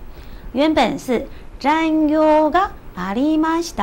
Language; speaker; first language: Japanese; non-native, fluent; Chinese